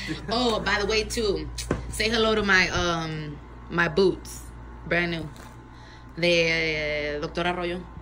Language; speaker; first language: English; early bilingual, other home language; Spanish